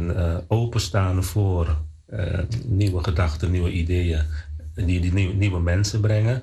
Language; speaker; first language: Dutch; non-native, fluent; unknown